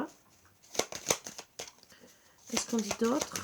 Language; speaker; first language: French; native; French